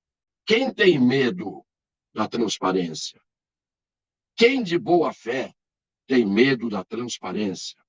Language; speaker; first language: Portuguese; native; Portuguese